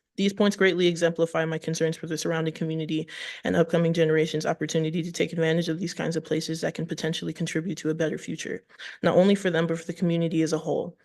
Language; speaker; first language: English; native; English